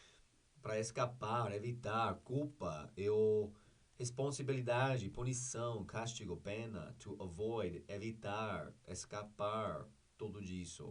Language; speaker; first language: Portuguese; non-native, fluent; English